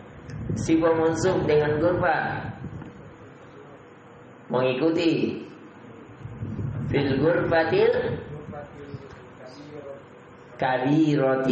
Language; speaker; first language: Arabic; non-native, fluent; Indonesian